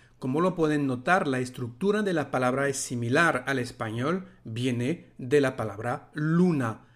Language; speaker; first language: Spanish; non-native, fluent; French